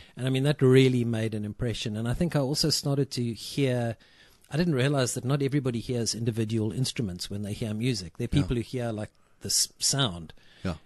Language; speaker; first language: English; native; English